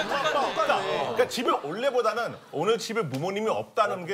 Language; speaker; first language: Korean; non-native, fluent; Hindi